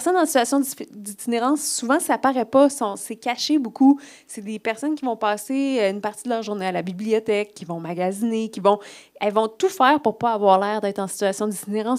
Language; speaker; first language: French; native; French